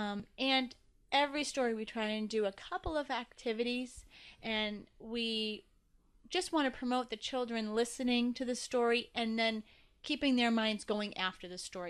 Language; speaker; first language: English; native; English